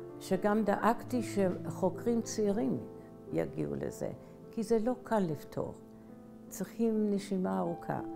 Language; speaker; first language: Hebrew; early bilingual, other home language; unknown